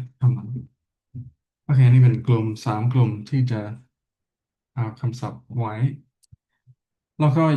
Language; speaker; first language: Thai; non-native, learner; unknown